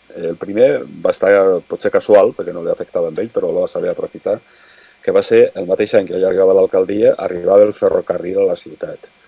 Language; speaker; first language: Catalan; native; Catalan